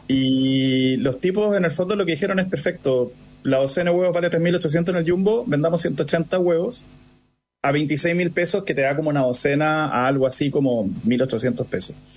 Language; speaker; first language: Spanish; native; Spanish